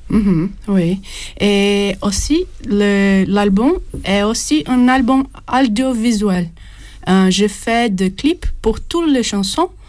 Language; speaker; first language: French; non-native, fluent; Portuguese